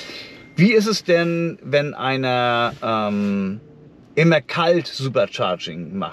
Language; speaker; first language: German; native; German